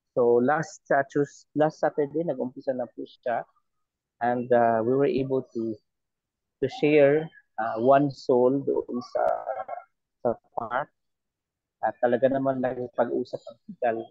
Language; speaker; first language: Filipino; non-native, local second language; Cebuano